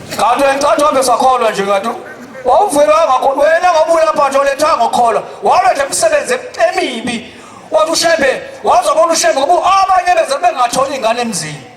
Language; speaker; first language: Zulu; native; Zulu